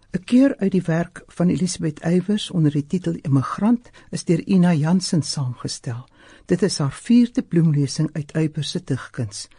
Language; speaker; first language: Afrikaans; native; Afrikaans